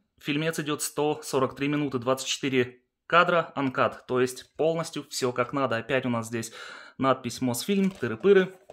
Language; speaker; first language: Russian; early bilingual, heritage; Russian